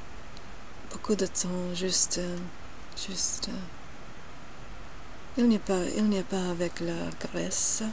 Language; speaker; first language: French; non-native, learner; English